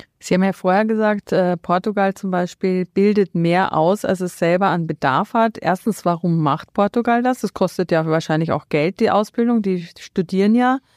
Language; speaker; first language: German; native; German